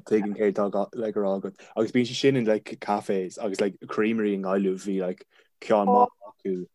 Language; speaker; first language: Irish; non-native, local second language; English